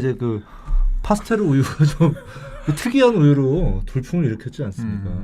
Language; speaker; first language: Korean; native; Korean